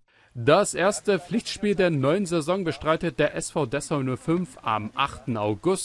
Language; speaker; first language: German; native; German